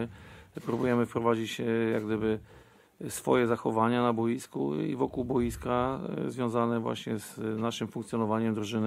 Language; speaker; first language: Polish; native; Polish